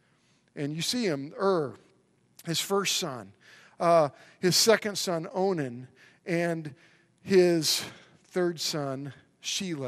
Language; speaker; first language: English; native; English